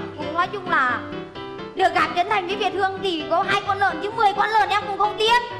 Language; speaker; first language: Vietnamese; non-native, local second language; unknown